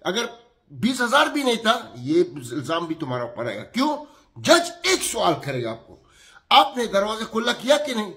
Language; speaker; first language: Hindi; non-native, learner; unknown